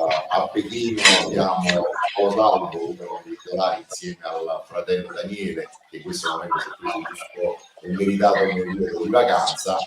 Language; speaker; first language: Italian; native; Italian